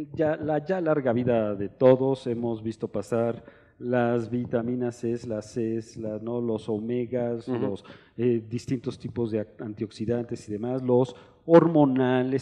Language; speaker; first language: Spanish; native; Spanish